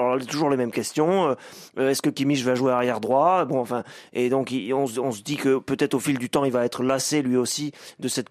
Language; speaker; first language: French; native; French